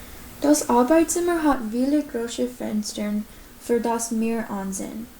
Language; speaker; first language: German; non-native, learner; English